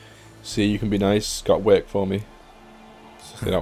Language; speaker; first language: English; native; English